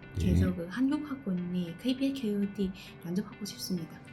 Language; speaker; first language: Korean; non-native, learner; Vietnamese